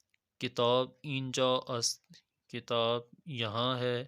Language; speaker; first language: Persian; non-native, fluent; Urdu